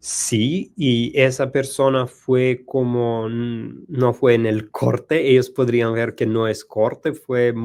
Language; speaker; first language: Spanish; non-native, learner; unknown